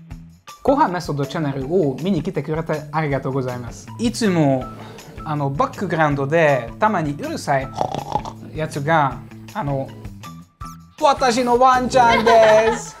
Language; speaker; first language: Japanese; non-native, fluent; Hungarian